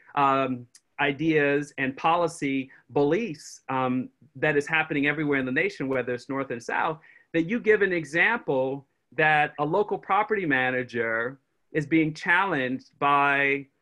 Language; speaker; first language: English; native; English